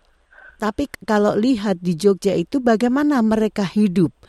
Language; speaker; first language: Indonesian; native; Indonesian